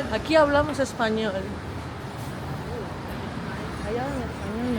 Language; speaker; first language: Spanish; non-native, fluent; Filipino